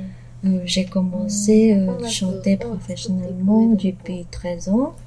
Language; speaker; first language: French; non-native, fluent; Japanese